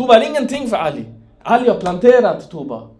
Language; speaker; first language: Swedish; non-native, fluent; Persian